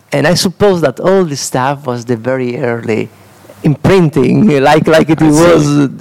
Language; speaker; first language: English; non-native, fluent; Italian